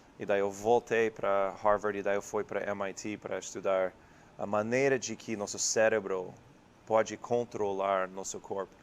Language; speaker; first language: Portuguese; non-native, fluent; English